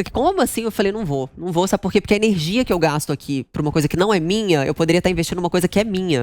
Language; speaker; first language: Portuguese; native; Portuguese